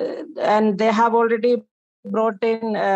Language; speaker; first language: English; non-native, local second language; Malayalam